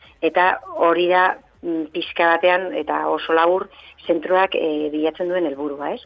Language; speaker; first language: Basque; native; Basque